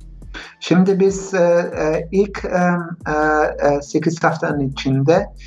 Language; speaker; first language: Turkish; early bilingual, heritage; Turkish